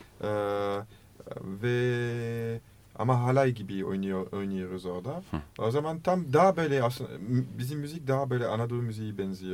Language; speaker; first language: Turkish; non-native, learner; French